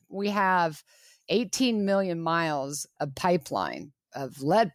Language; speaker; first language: English; native; English